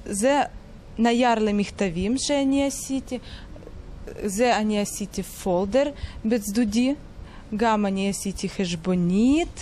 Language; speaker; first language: Hebrew; non-native, fluent; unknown